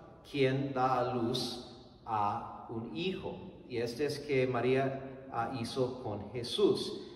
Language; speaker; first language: Spanish; non-native, fluent; English